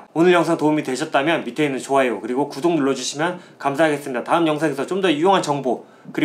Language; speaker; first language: Korean; native; Korean